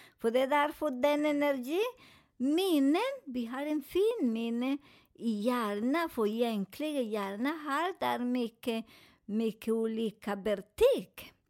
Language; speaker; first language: Swedish; non-native, learner; Spanish